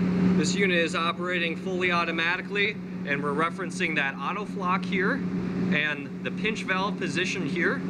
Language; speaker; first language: English; native; English